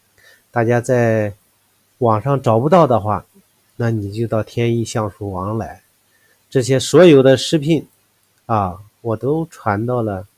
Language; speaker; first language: Chinese; native; Chinese